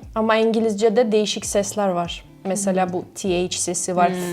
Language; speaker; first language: Turkish; non-native, fluent; Russian